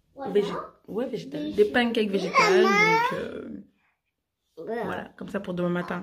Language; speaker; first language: French; native; French